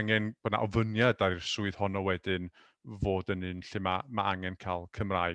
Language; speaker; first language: Welsh; native; Welsh